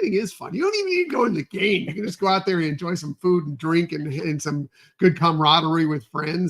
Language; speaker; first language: English; native; English